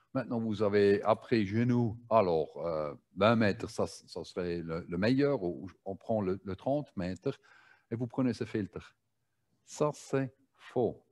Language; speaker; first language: French; non-native, learner; German